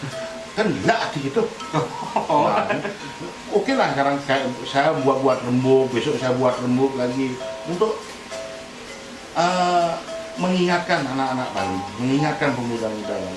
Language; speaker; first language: Indonesian; non-native, local second language; Balinese